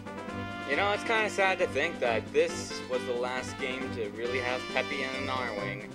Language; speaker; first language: English; native; English